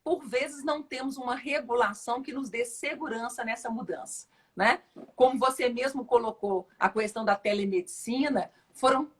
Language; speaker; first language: Portuguese; native; Portuguese